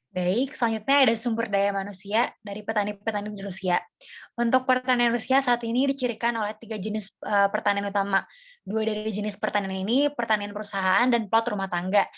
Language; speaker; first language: Indonesian; native; Indonesian